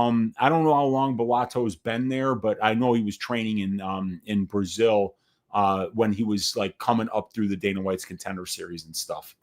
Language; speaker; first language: English; native; English